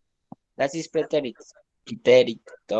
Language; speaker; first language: German; non-native, learner; Spanish